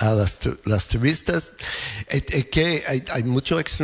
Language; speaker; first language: Spanish; non-native, learner; English